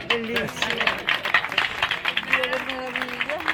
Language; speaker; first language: Italian; native; Italian